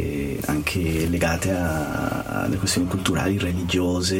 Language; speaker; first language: Italian; non-native, fluent; Spanish